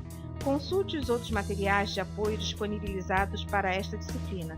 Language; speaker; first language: Portuguese; native; Portuguese